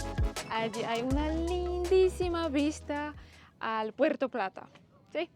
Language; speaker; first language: Spanish; non-native, learner; Polish